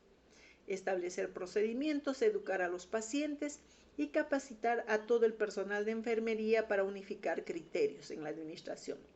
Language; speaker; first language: Spanish; native; Spanish